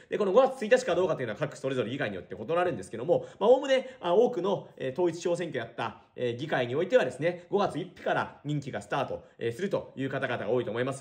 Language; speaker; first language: Japanese; native; Japanese